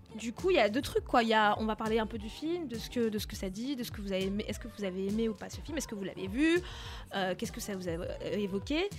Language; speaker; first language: French; native; French